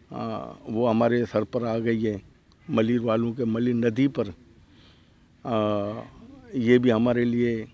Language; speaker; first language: Urdu; non-native, local second language; Baluchi